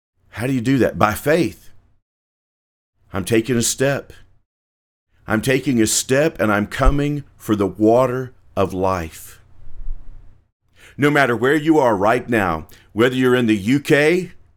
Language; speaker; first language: English; native; English